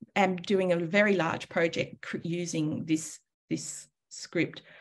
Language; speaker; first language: English; native; English